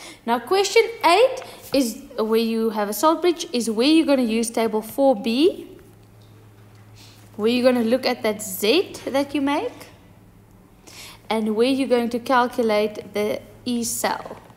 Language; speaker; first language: English; non-native, local second language; Afrikaans